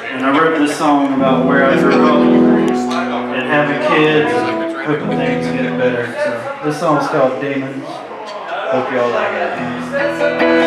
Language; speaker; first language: English; native; English